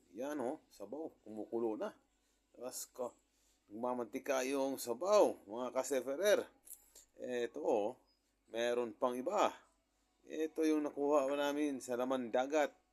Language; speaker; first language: Filipino; non-native, local second language; Cebuano